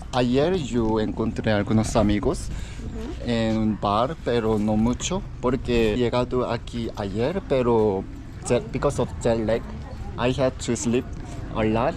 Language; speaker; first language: Spanish; non-native, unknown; Korean